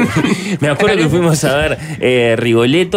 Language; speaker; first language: Spanish; native; Spanish